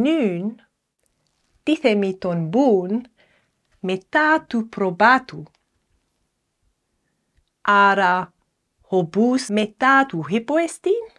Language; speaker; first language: Greek; non-native, fluent; English